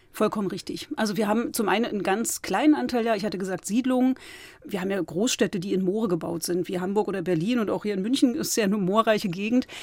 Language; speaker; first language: German; native; German